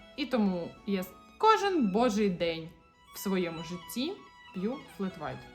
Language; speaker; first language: Ukrainian; non-native, local second language; Russian